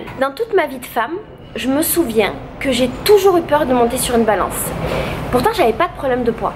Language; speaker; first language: French; native; French